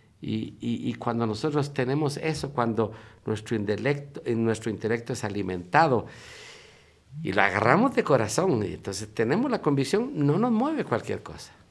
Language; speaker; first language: Spanish; native; Spanish